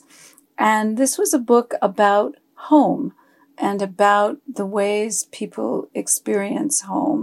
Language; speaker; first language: English; early bilingual, other home language; French